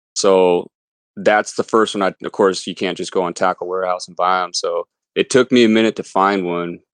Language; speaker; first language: English; native; English